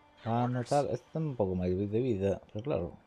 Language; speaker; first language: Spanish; non-native, local second language; Galician